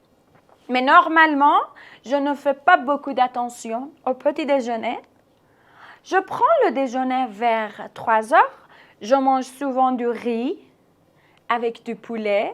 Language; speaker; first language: French; non-native, fluent; Persian